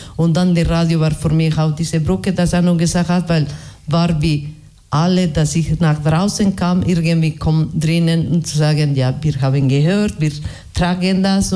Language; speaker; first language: German; non-native, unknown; Basque